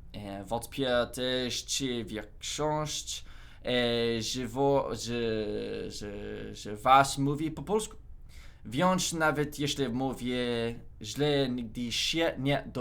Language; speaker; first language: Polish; non-native, learner; English